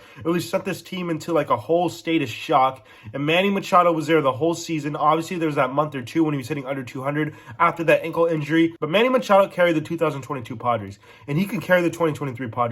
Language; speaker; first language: English; native; English